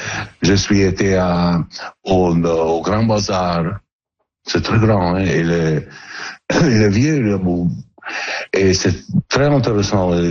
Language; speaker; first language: French; non-native, learner; Italian